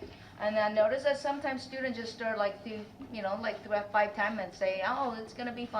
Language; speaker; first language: English; non-native, fluent; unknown